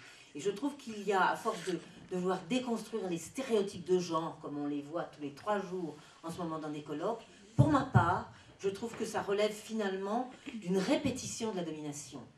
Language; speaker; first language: French; native; French